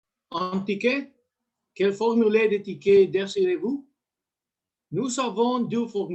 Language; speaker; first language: French; non-native, learner; Spanish